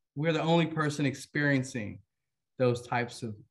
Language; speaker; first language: English; native; English